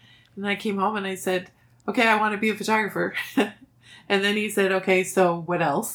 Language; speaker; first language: English; native; English